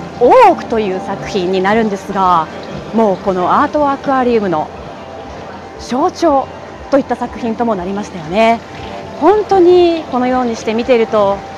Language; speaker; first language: Japanese; native; Japanese